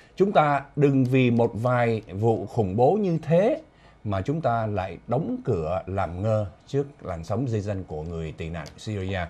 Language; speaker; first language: Vietnamese; native; Vietnamese